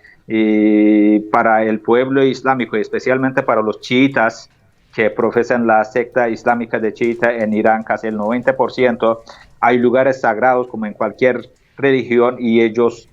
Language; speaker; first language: Spanish; non-native, fluent; Turkish